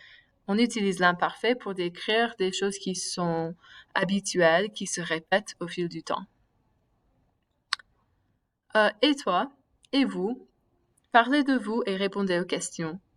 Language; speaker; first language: French; non-native, fluent; English